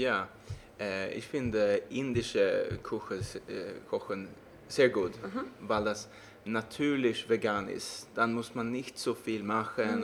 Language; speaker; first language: German; non-native, learner; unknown